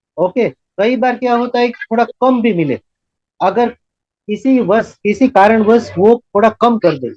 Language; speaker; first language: Hindi; non-native, local second language; Gujarati